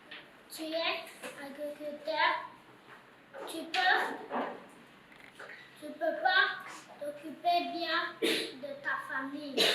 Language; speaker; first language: French; non-native, learner; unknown